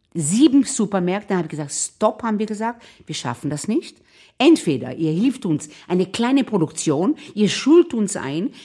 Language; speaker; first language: German; non-native, fluent; Hebrew